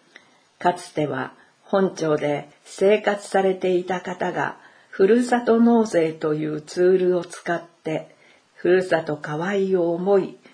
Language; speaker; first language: Japanese; native; Japanese